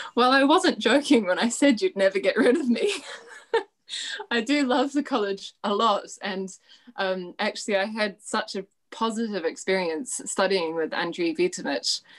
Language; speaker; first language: English; native; English